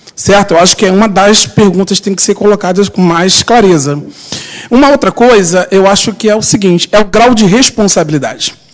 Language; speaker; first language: Portuguese; native; Portuguese